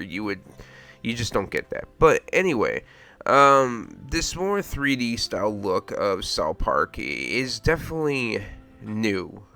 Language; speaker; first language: English; native; English